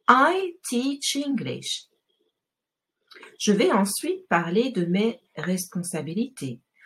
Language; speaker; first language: French; native; French